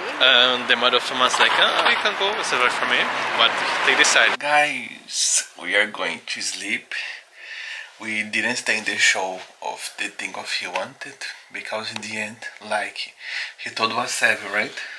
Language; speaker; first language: English; non-native, learner; Portuguese